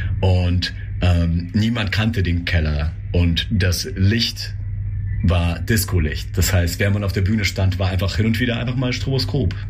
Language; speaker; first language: German; non-native, fluent; Russian